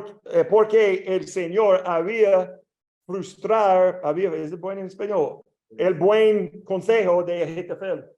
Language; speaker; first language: Spanish; non-native, learner; English